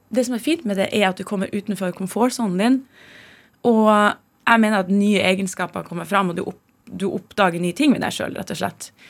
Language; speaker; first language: Norwegian; native; Norwegian